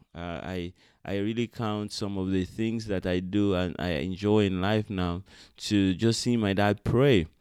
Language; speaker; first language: English; non-native, local second language; Yoruba